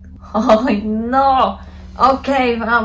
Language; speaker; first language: Spanish; non-native, fluent; Polish